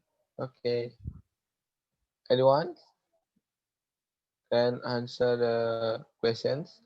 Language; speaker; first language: English; non-native, learner; Indonesian